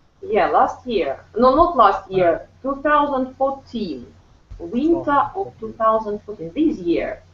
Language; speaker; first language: English; non-native, fluent; Russian